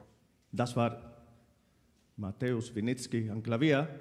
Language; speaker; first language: German; non-native, fluent; Spanish